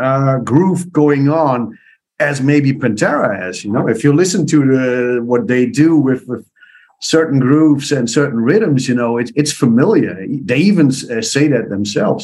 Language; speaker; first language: English; non-native, fluent; Dutch